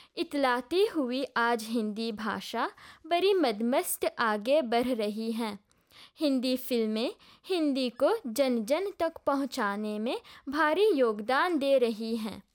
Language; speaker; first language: Hindi; non-native, local second language; Morisyen